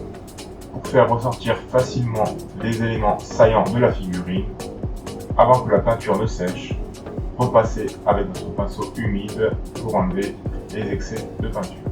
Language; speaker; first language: French; native; French